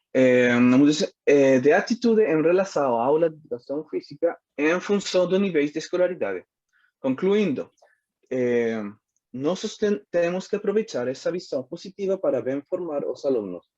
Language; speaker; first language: Portuguese; non-native, learner; Spanish